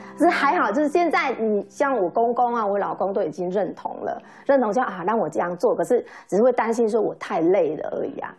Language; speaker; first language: Chinese; non-native, fluent; Vietnamese